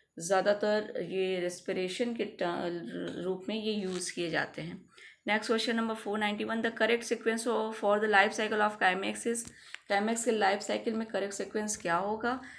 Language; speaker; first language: Hindi; native; Hindi